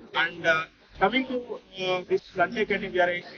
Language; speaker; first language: English; non-native, local second language; Telugu